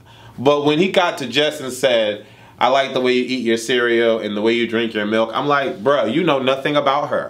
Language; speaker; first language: English; native; English